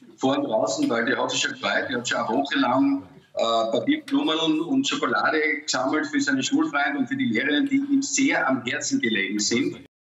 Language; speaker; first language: German; native; German